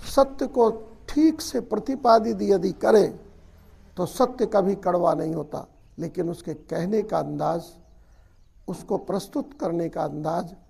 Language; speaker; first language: Hindi; native; Hindi